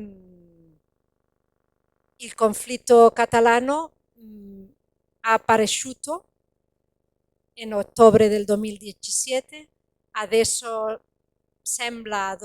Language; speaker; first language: Italian; non-native, fluent; Catalan